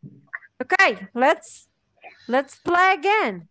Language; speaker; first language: English; non-native, fluent; Ukrainian